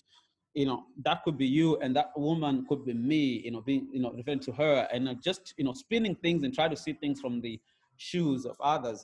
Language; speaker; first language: English; non-native, local second language; Shona